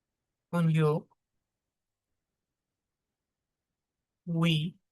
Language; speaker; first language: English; non-native, fluent; Spanish